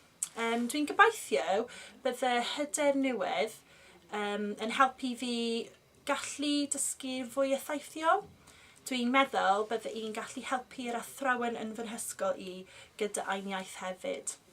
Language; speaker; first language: Welsh; non-native, local second language; English